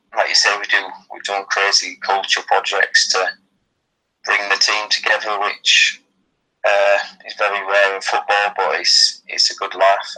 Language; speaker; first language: English; native; English